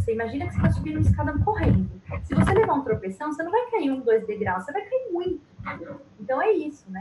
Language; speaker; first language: Portuguese; native; Portuguese